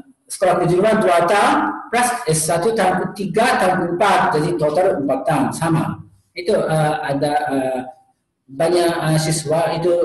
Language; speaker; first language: Indonesian; non-native, learner; Japanese